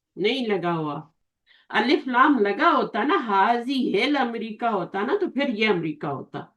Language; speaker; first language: Urdu; native; Urdu